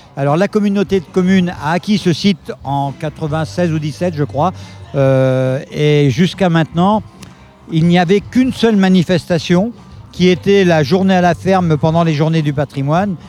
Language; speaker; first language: French; native; French